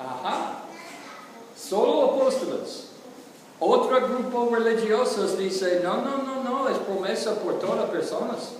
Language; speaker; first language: Spanish; non-native, learner; English